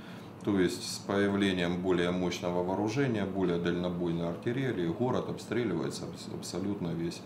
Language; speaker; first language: Russian; native; Russian